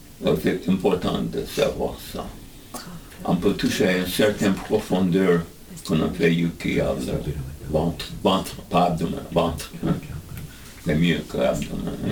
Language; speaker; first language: French; non-native, learner; English